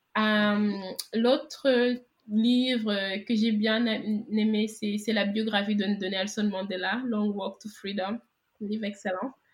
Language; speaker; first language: French; non-native, local second language; Wolof